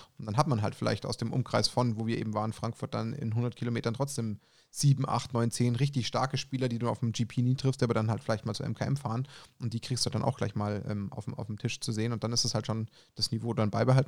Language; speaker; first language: German; native; German